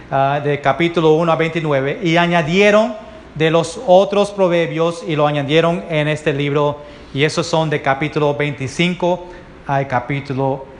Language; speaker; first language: Spanish; early bilingual, heritage; Spanish